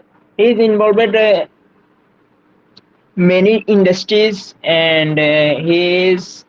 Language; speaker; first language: English; non-native, learner; Bangla